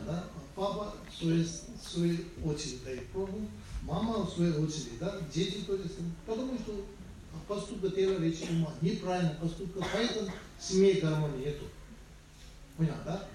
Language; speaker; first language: Russian; non-native, learner; Tibetan